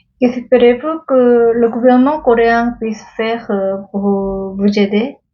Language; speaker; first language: French; non-native, learner; Korean